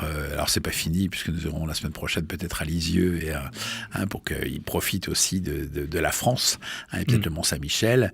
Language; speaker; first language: French; native; French